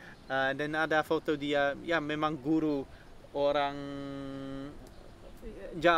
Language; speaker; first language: Indonesian; non-native, fluent; Dutch